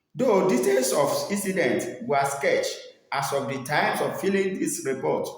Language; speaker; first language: English; non-native, local second language; Yoruba